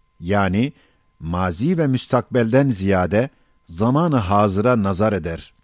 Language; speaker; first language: Turkish; native; Turkish